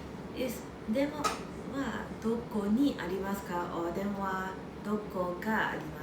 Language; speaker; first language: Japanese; non-native, learner; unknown